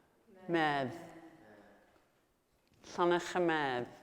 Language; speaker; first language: Welsh; non-native, local second language; English